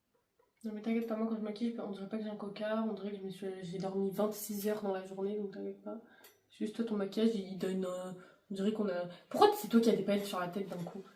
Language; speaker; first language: French; native; French